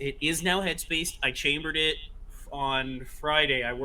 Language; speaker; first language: English; native; English